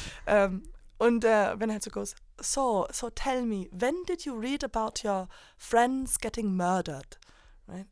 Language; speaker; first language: English; early bilingual, other home language; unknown